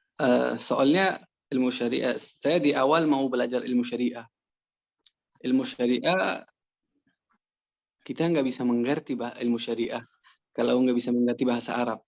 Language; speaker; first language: Indonesian; non-native, learner; Persian